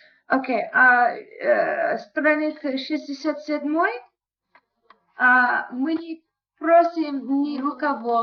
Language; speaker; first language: Russian; non-native, fluent; English